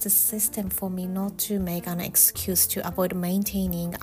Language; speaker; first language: English; non-native, fluent; Japanese